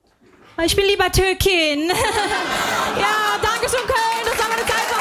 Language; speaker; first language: German; early bilingual, other home language; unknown